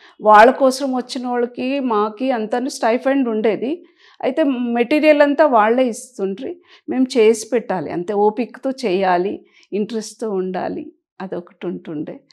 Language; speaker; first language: Telugu; native; Telugu